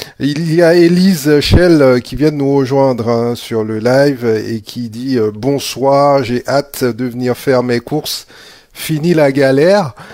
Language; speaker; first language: French; native; French